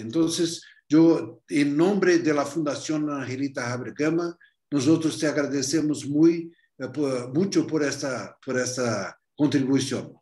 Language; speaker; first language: Spanish; non-native, fluent; Portuguese